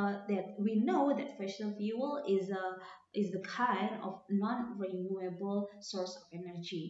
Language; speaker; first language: English; non-native, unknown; Indonesian